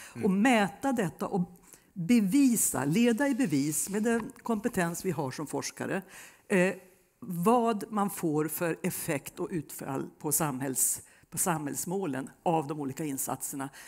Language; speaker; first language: Swedish; native; Swedish